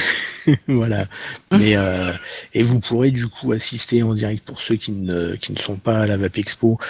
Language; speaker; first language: French; native; French